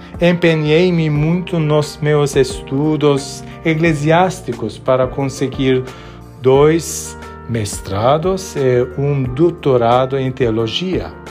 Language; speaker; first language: Portuguese; non-native, fluent; Armenian